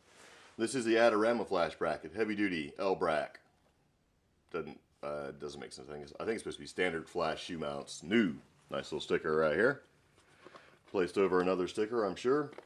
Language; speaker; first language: English; native; English